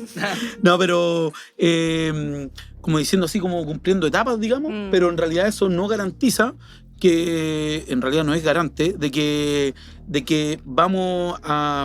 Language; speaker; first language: Spanish; native; Spanish